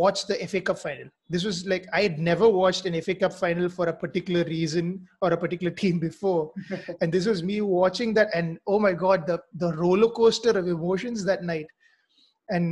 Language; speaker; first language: English; non-native, local second language; Mizo